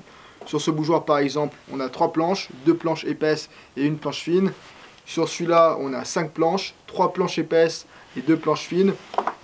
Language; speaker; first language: French; native; French